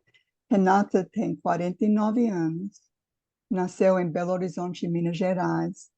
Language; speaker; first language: Portuguese; non-native, fluent; English